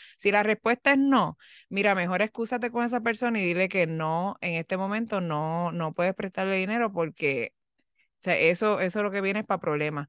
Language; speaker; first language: Spanish; early bilingual, heritage; Spanish